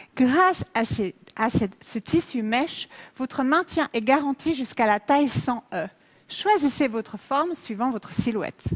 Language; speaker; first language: French; native; French